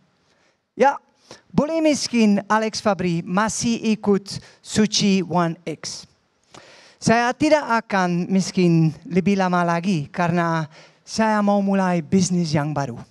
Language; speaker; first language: Indonesian; non-native, learner; Dutch